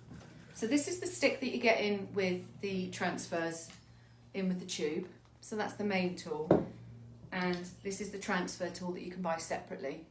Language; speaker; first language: English; native; English